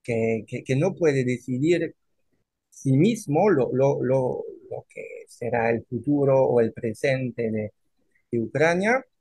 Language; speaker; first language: Spanish; non-native, fluent; French